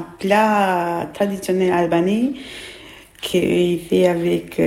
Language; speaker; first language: French; non-native, learner; Albanian